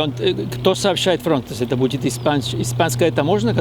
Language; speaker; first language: Russian; non-native, fluent; Spanish